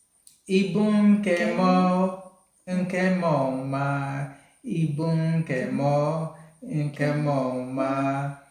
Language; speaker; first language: Igbo; non-native, learner; English